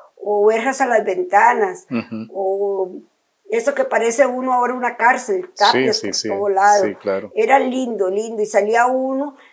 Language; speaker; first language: Spanish; native; Spanish